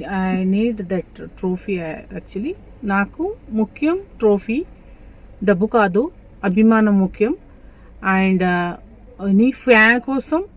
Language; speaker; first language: Telugu; non-native, learner; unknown